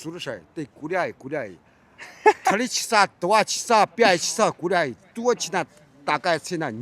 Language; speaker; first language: Russian; non-native, learner; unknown